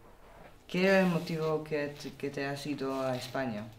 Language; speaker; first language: Spanish; early bilingual, other home language; Polish